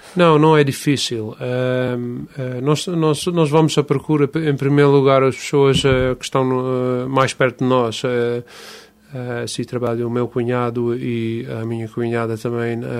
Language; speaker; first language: Portuguese; non-native, fluent; Dutch